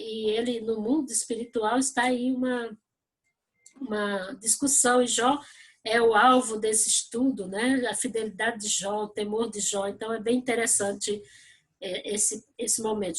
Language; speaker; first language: Portuguese; native; Portuguese